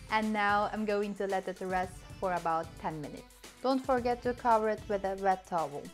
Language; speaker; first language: English; non-native, fluent; Chinese